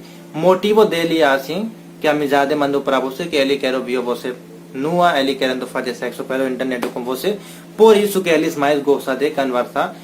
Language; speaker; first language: Portuguese; non-native, learner; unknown